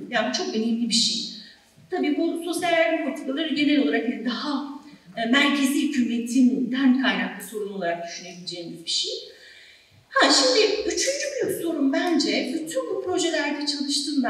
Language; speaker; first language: Turkish; native; Turkish